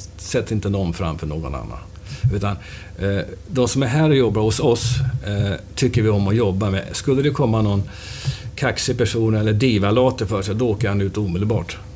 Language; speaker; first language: Swedish; native; Swedish